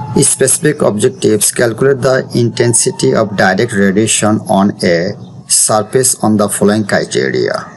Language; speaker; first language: English; non-native, local second language; Bangla